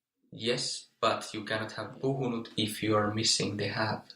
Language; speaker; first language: English; non-native, fluent; Finnish